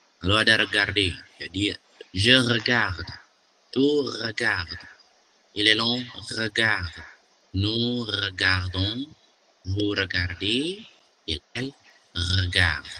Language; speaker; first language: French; non-native, learner; Indonesian